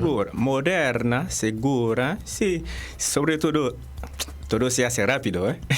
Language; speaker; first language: Spanish; non-native, fluent; Haitian Creole